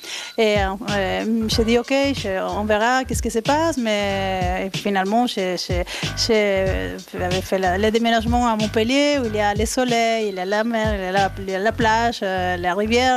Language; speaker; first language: French; non-native, fluent; Spanish